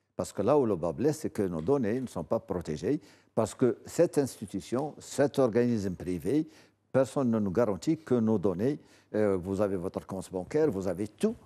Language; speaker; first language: French; non-native, local second language; Arabic